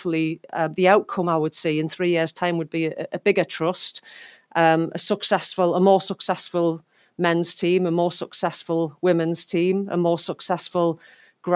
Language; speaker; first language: English; native; English